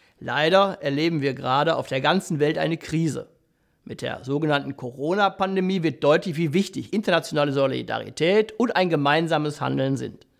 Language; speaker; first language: German; native; German